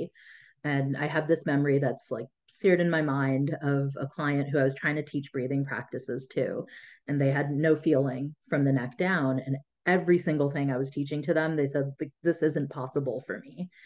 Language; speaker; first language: English; early bilingual, other home language; Tamil